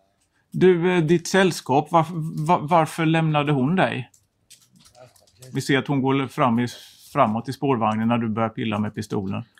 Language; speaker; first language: Swedish; native; Swedish